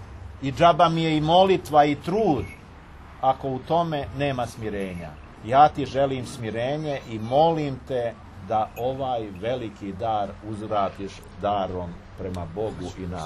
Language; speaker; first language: Serbian; native; Serbian